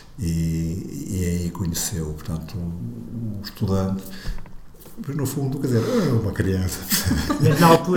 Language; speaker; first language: Portuguese; native; Portuguese